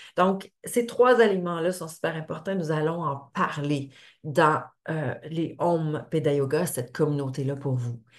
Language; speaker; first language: French; native; French